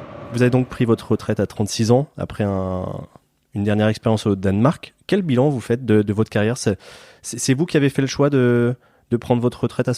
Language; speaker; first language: French; native; French